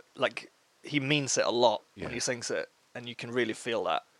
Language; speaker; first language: English; non-native, fluent; Swedish